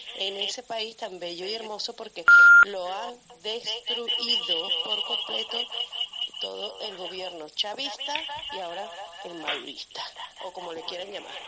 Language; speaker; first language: Spanish; native; Spanish